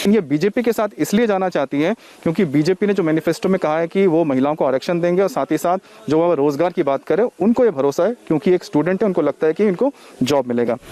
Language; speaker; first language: Hindi; non-native, local second language; Bangla